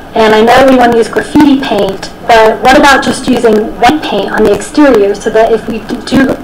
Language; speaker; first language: English; native; English